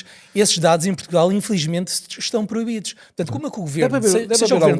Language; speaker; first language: Portuguese; native; Portuguese